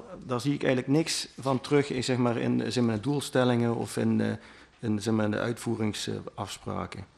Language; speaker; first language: Dutch; native; Dutch